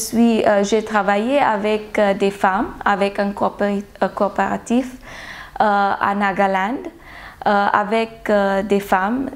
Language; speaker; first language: French; non-native, learner; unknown